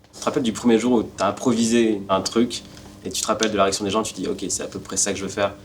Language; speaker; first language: French; native; French